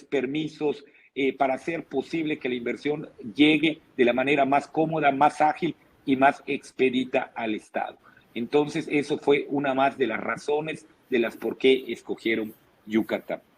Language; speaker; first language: Spanish; native; Spanish